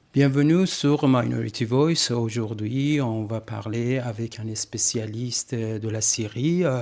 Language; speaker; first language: French; non-native, fluent; Persian